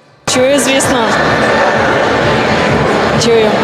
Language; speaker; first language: Ukrainian; native; Ukrainian